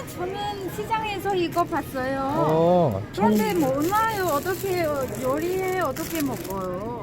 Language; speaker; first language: Korean; non-native, learner; Vietnamese